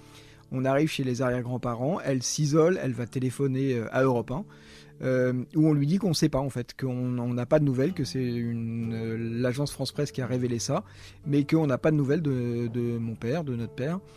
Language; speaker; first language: French; native; French